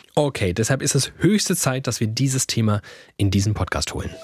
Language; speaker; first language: German; native; German